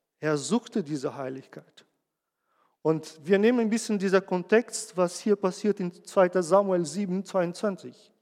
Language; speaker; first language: German; non-native, fluent; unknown